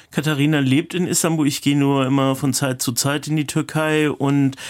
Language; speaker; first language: German; early bilingual, other home language; Turkish